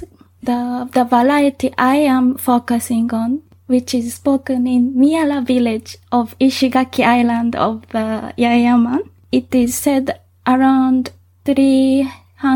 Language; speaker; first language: English; non-native, fluent; Japanese